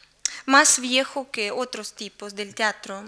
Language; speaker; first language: Spanish; non-native, learner; Russian